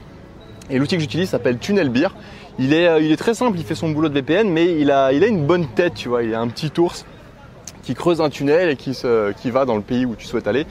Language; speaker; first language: French; native; French